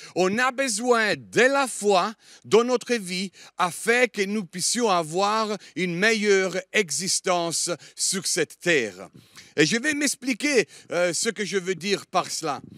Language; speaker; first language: French; non-native, fluent; Italian